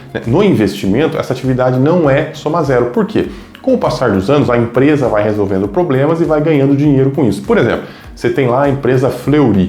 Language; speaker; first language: Portuguese; native; Portuguese